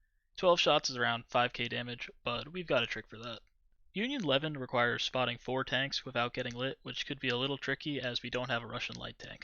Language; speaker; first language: English; native; English